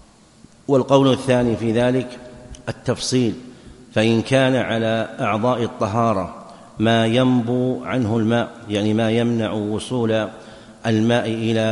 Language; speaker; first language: Arabic; native; Arabic